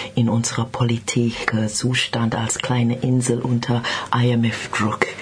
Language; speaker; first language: German; non-native, learner; English